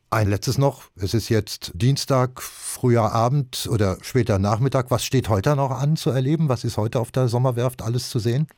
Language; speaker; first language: German; native; German